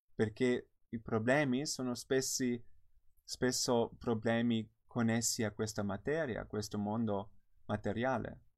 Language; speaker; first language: Italian; non-native, fluent; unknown